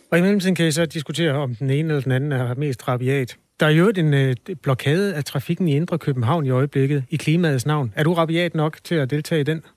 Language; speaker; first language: Danish; native; Danish